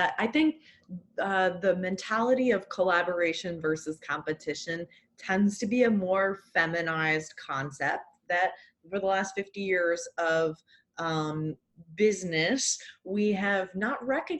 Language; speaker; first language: English; native; English